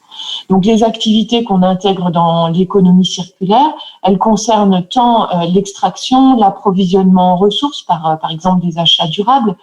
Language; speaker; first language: French; native; French